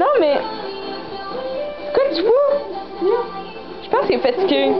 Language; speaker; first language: French; native; French